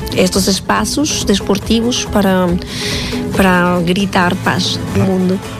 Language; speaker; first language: Portuguese; non-native, fluent; Spanish